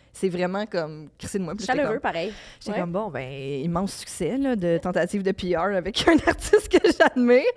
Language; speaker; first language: French; native; French